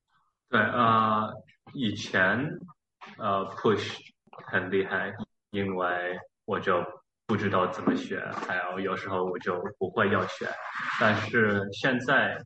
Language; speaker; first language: Chinese; early bilingual, heritage; Chinese